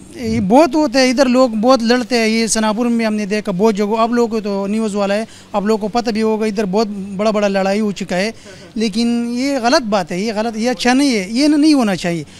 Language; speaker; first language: Urdu; non-native, fluent; Bangla